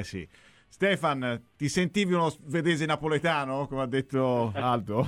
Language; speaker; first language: Italian; native; Italian